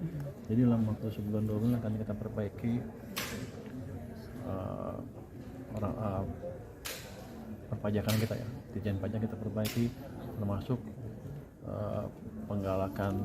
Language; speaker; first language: Indonesian; native; Indonesian